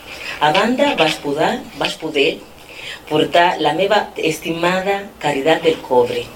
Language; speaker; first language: Catalan; non-native, fluent; Spanish